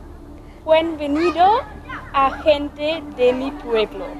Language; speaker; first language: Spanish; non-native, learner; German